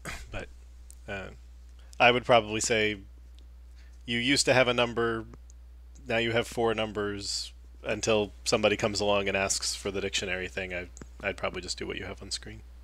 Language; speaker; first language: English; native; English